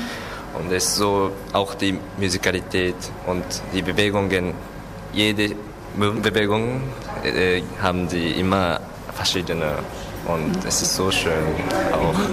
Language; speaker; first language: German; non-native, learner; Japanese